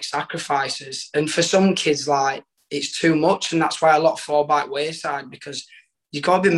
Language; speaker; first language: English; native; English